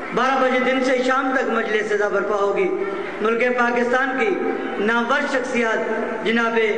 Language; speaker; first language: Urdu; non-native, local second language; Punjabi